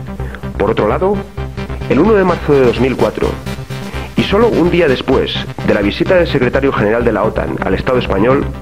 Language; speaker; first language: Spanish; native; Spanish